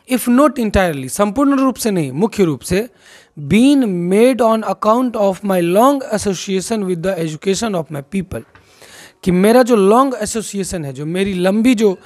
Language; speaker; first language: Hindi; non-native, local second language; Maithili